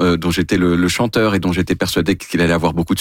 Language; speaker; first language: French; native; French